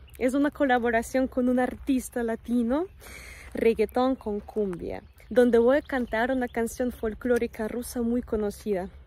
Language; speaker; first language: Spanish; non-native, fluent; Russian